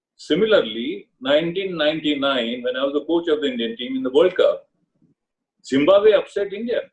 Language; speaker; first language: English; non-native, local second language; Hindi